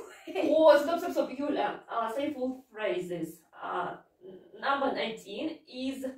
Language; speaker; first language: English; non-native, fluent; Russian